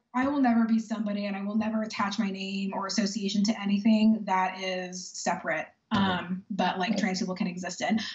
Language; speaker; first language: English; native; English